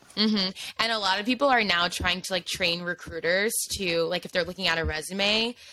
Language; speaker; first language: English; native; English